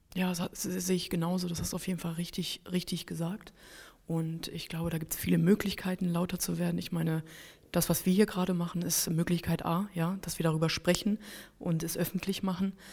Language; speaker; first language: German; native; German